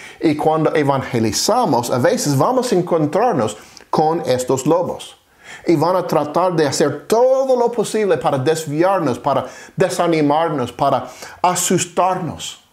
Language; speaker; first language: Spanish; non-native, fluent; English